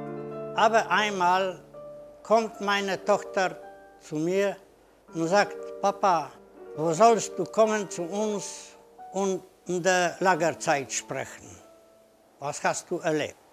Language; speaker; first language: German; non-native, learner; Polish